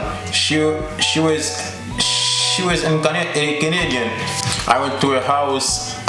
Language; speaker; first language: English; non-native, learner; Haitian Creole